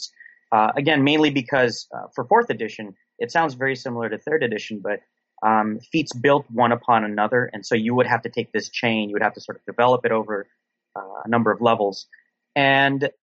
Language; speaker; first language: English; non-native, local second language; Filipino